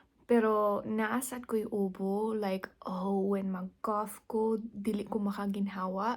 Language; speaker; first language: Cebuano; non-native, local second language; English